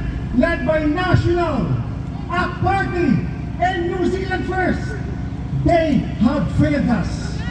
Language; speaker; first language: English; non-native, local second language; Filipino